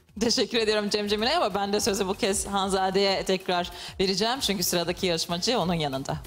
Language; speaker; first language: Turkish; native; Turkish